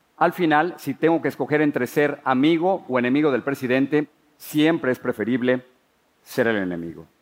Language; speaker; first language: Spanish; native; Spanish